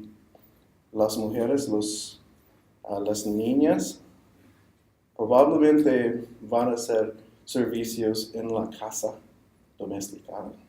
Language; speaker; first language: Spanish; non-native, fluent; English